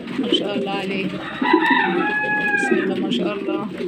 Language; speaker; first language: Arabic; native; Arabic